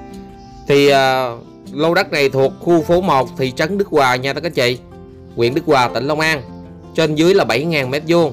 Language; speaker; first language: Vietnamese; native; Vietnamese